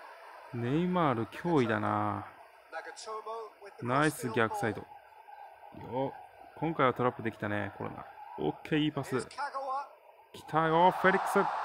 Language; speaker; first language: Japanese; native; Japanese